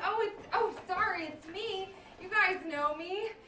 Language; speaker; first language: English; native; English